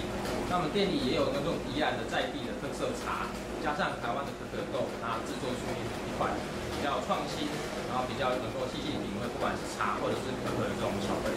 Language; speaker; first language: Chinese; native; Chinese